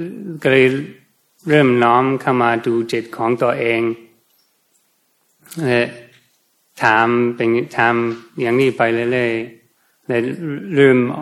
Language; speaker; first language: Thai; non-native, fluent; English